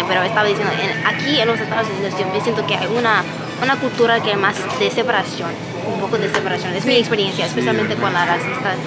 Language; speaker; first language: Spanish; non-native, learner; English